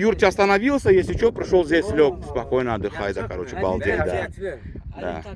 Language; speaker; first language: Russian; native; Russian